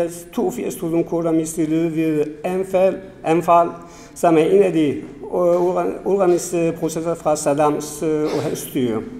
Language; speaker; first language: Danish; non-native, fluent; Kurdish